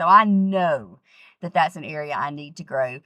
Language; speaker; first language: English; native; English